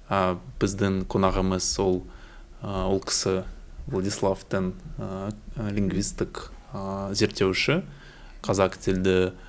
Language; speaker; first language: Kazakh; non-native, learner; Russian